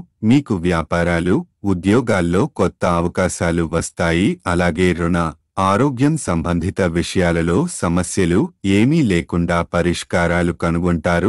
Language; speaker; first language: Telugu; native; Telugu